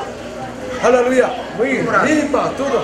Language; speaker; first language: Portuguese; native; Portuguese